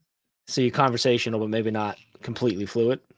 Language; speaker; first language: English; native; English